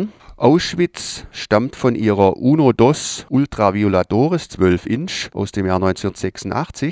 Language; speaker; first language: German; native; German